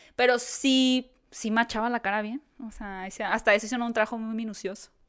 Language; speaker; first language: Spanish; native; Spanish